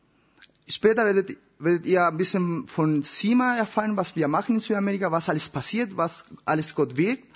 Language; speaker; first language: German; non-native, learner; Spanish